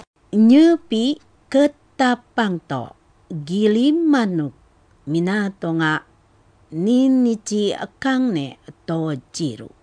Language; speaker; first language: Japanese; non-native, fluent; Indonesian